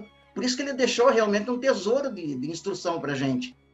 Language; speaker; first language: Portuguese; native; Portuguese